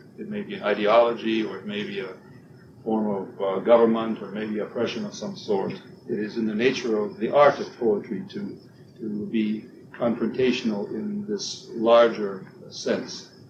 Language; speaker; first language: English; native; English